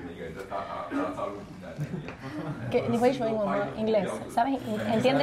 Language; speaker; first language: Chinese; non-native, learner; Spanish